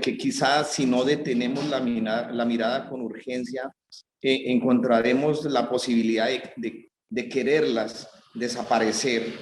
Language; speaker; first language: Spanish; native; Spanish